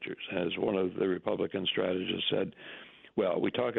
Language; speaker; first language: English; native; English